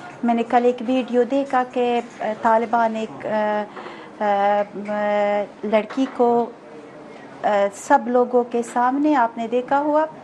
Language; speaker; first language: Hindi; non-native, fluent; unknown